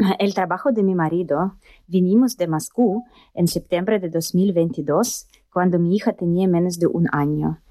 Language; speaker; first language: Spanish; non-native, learner; Russian